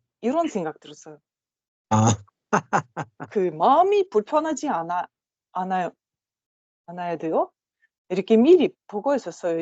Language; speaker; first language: Korean; non-native, learner; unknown